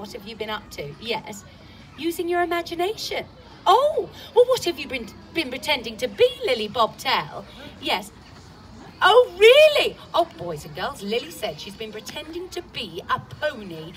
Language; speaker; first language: English; native; English